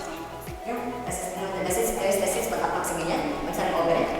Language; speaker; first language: German; non-native, learner; Filipino